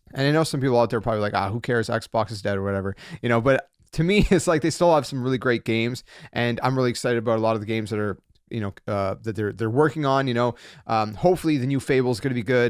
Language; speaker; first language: English; native; English